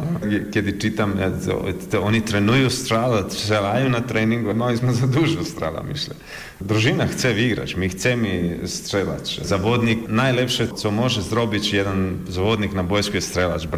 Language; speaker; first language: Polish; non-native, learner; Croatian